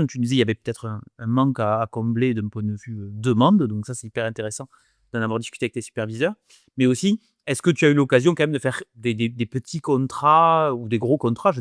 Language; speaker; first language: French; native; French